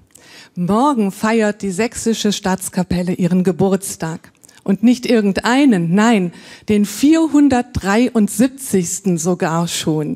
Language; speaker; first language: German; native; German